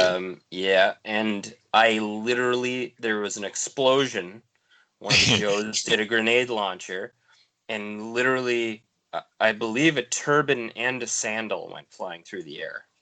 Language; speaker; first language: English; native; English